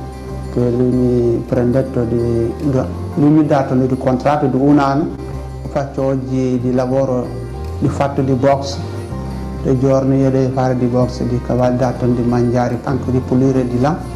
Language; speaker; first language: Italian; non-native, learner; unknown